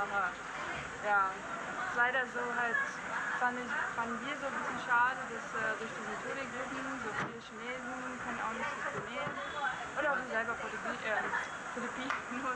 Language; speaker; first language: German; non-native, fluent; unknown